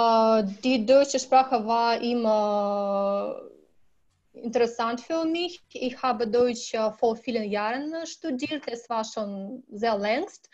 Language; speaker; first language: German; non-native, learner; Russian